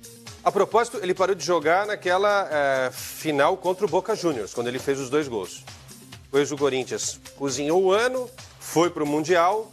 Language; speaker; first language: Portuguese; native; Portuguese